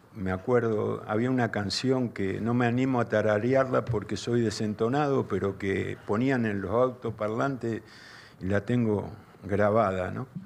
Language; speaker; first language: Spanish; native; Spanish